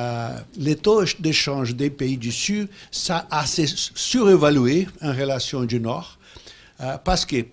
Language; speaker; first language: French; non-native, fluent; Portuguese